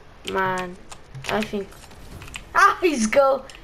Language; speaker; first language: English; non-native, learner; Romanian